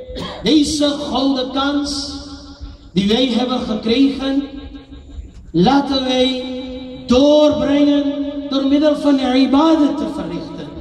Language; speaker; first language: Dutch; non-native, local second language; Urdu